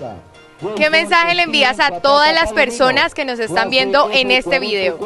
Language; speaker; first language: Spanish; native; Spanish